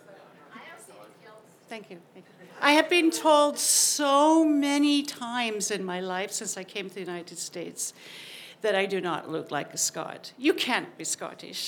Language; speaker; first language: English; native; English